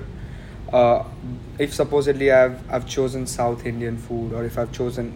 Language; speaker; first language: English; non-native, local second language; Gujarati